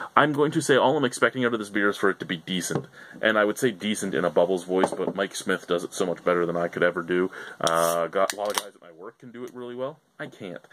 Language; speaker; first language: English; native; English